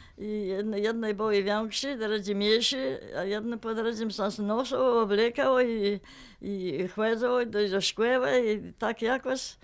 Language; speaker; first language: Polish; non-native, local second language; Kashubian